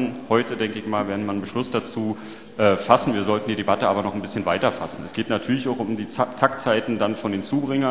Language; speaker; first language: German; native; German